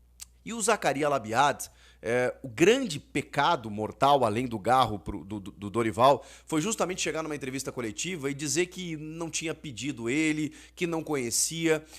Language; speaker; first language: Portuguese; native; Portuguese